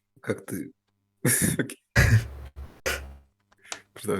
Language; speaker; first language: Russian; early bilingual, heritage; Russian